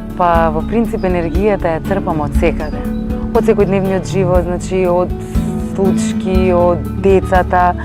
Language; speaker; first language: Macedonian; non-native, local second language; Albanian